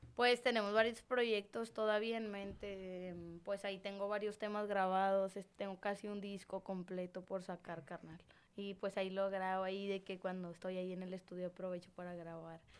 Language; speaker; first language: Spanish; native; Spanish